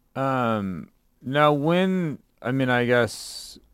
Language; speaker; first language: English; native; English